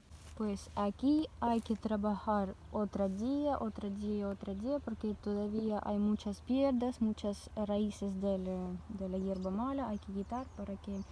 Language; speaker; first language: Spanish; non-native, learner; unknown